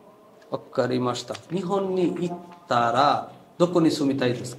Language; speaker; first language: Japanese; non-native, fluent; Bangla